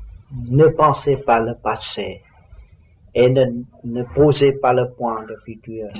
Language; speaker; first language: French; non-native, learner; Vietnamese